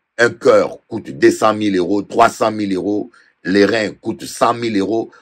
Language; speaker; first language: French; non-native, local second language; Lingala